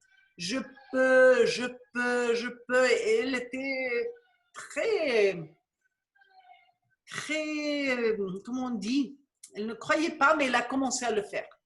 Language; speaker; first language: French; non-native, fluent; Spanish